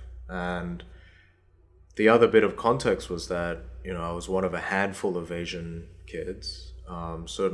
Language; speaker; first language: English; early bilingual, other home language; Korean